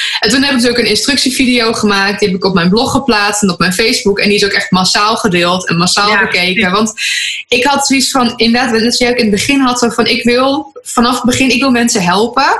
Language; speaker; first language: Dutch; native; Dutch